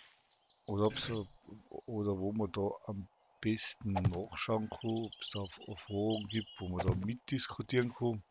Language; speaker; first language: German; native; German